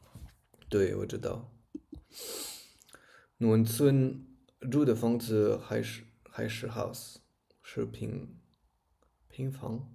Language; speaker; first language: Chinese; non-native, learner; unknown